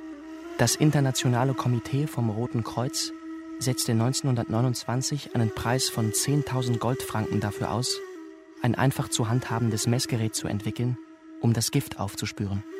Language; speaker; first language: German; native; German